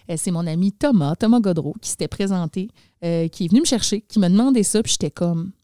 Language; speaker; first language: French; native; French